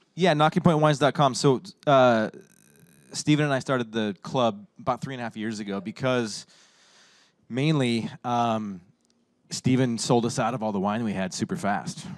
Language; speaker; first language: English; native; English